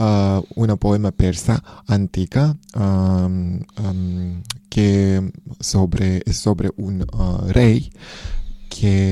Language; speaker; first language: Spanish; non-native, learner; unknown